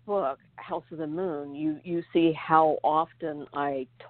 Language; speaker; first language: English; native; English